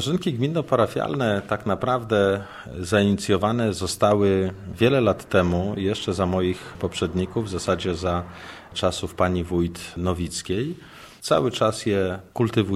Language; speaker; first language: Polish; native; Polish